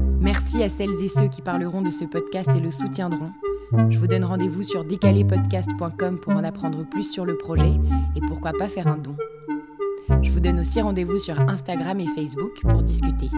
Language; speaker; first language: French; native; French